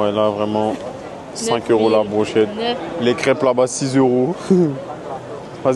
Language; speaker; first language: French; native; French